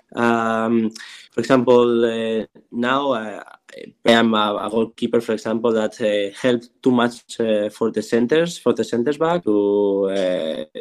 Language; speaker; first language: English; non-native, learner; Spanish